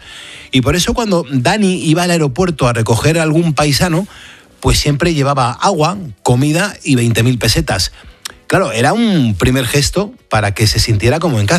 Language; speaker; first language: Spanish; native; Spanish